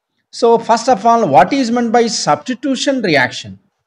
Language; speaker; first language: English; non-native, local second language; Telugu